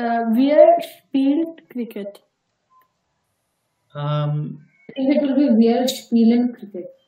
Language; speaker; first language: German; non-native, learner; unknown